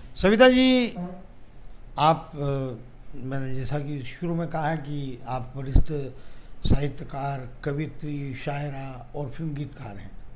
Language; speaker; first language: Hindi; native; Hindi